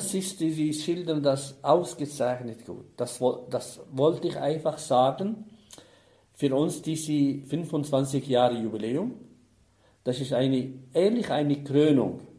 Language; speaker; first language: German; non-native, fluent; Arabic